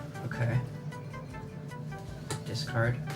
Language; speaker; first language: English; native; English